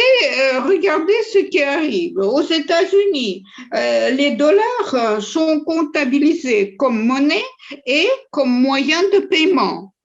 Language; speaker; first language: French; non-native, fluent; Russian